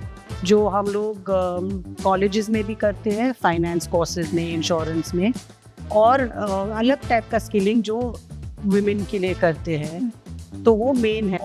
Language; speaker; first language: Hindi; non-native, local second language; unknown